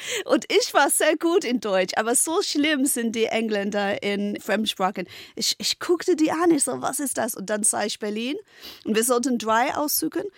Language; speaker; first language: German; non-native, fluent; English